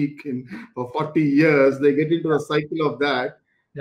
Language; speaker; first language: English; non-native, local second language; Telugu